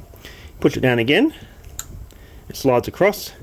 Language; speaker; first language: English; native; English